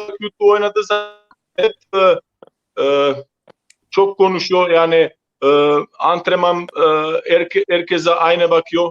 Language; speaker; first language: Turkish; non-native, learner; Croatian